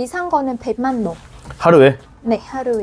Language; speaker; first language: Korean; non-native, learner; Vietnamese